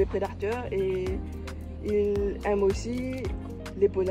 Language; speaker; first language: French; non-native, local second language; Morisyen